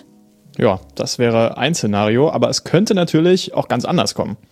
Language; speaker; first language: German; native; German